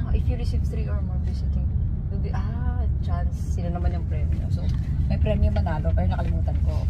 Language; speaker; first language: Filipino; native; Filipino